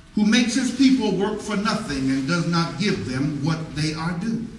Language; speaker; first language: English; native; English